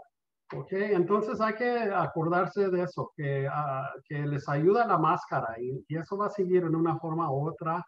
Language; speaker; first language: Spanish; early bilingual, heritage; Spanish